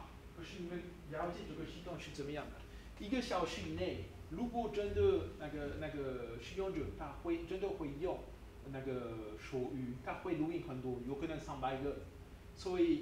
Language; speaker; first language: Chinese; non-native, learner; French